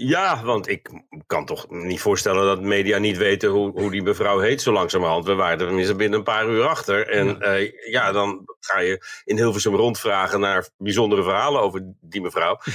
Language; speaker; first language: Dutch; native; Dutch